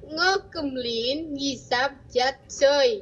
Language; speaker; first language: Cantonese; non-native, learner; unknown